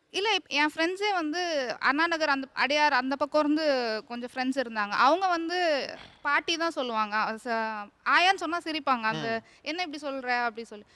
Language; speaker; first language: Tamil; native; Tamil